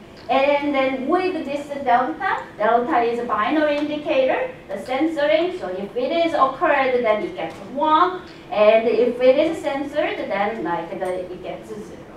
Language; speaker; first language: English; non-native, fluent; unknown